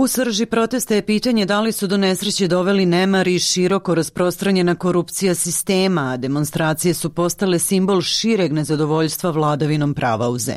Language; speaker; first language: Serbian; native; Serbian